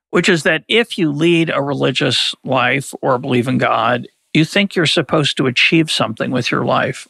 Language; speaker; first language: English; native; English